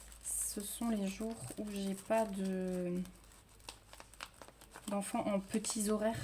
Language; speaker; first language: French; native; French